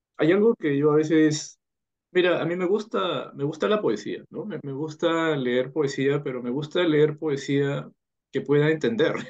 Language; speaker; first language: Spanish; native; Spanish